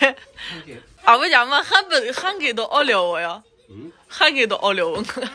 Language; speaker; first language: Korean; non-native, fluent; Chinese